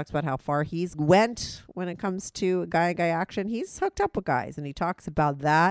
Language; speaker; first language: English; native; English